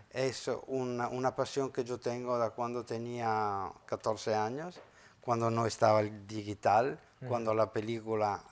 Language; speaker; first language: Spanish; non-native, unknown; Italian